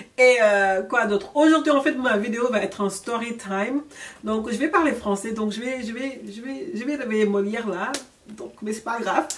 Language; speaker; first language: French; non-native, local second language; Wolof